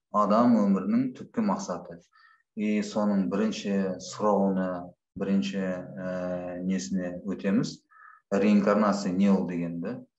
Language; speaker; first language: Kazakh; non-native, local second language; Russian